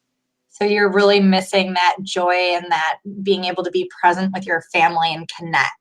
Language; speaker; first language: English; native; English